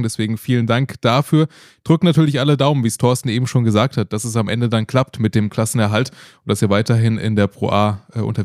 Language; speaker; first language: German; native; German